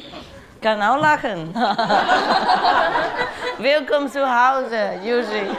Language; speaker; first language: German; non-native, learner; Vietnamese